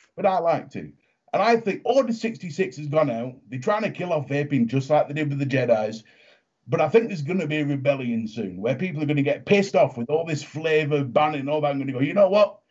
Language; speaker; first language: English; native; English